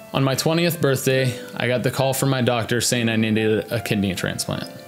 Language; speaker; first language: English; native; English